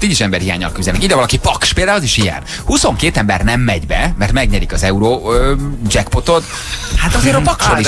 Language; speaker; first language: Hungarian; native; Hungarian